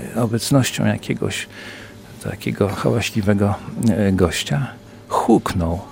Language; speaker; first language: Polish; native; Polish